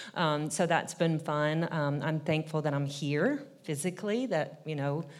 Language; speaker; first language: English; native; English